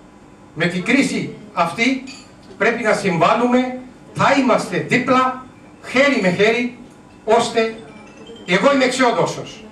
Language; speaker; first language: Greek; non-native, learner; Urdu